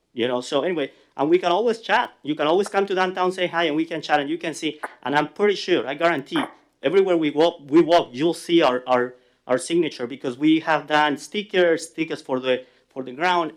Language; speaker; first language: English; non-native, fluent; Spanish